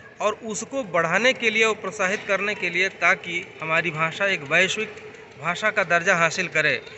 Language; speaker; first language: Hindi; native; Hindi